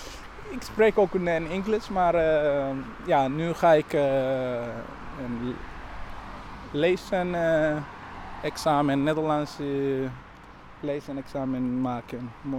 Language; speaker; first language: Dutch; non-native, learner; Somali